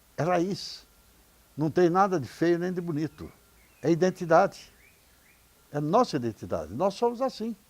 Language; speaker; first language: Portuguese; native; Portuguese